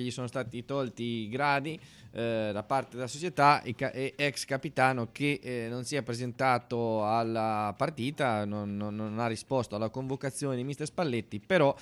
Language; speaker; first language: Italian; native; Italian